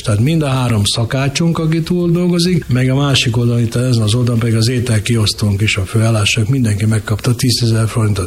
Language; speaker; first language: Hungarian; native; Hungarian